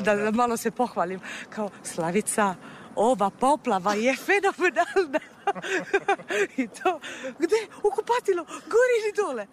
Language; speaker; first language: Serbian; non-native, fluent; Italian